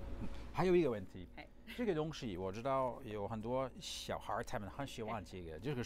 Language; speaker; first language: Chinese; non-native, learner; English